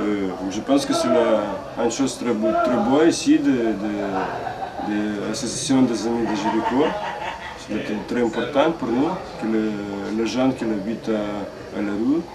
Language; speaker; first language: French; non-native, learner; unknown